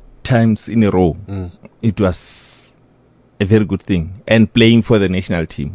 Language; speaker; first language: English; non-native, local second language; Northern Sotho